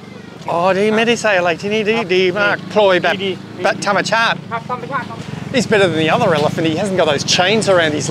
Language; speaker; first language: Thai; non-native, fluent; English